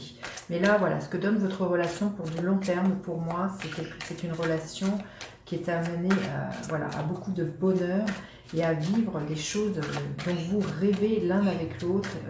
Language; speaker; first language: French; native; French